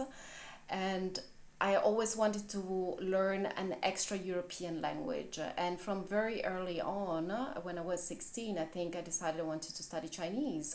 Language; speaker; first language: English; non-native, fluent; Italian